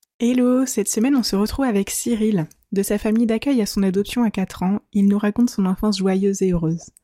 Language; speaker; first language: French; early bilingual, other home language; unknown